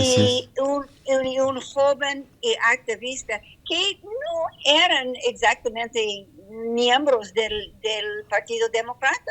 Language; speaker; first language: Spanish; non-native, learner; English